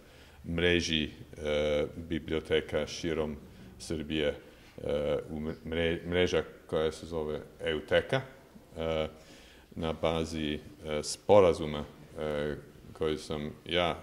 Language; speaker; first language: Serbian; non-native, fluent; English